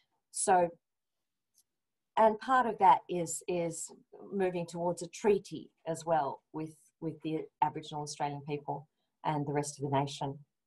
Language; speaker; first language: English; native; English